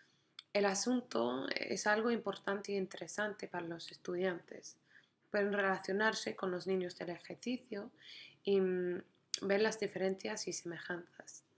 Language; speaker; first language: Spanish; non-native, fluent; English